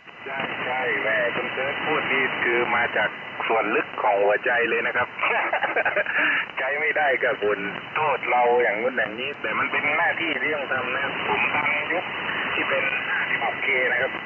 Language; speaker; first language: Thai; native; Thai